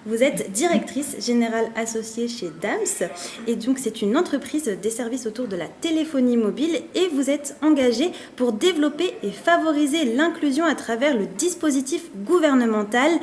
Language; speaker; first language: French; native; French